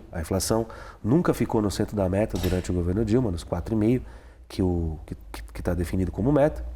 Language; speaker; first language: Portuguese; native; Portuguese